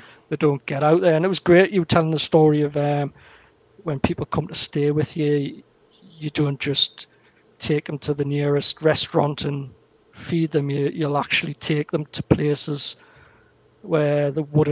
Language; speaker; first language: English; native; English